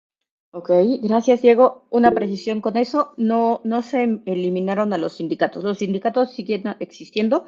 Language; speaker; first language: Spanish; native; Spanish